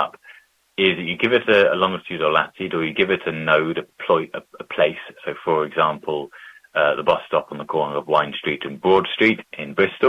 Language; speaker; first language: English; native; English